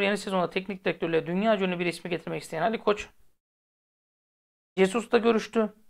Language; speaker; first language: Turkish; native; Turkish